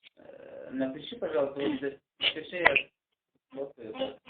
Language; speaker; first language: Russian; non-native, local second language; Tajik